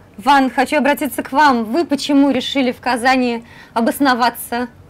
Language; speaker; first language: Russian; native; Russian